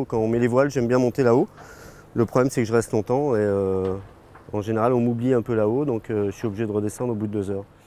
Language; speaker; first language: French; native; French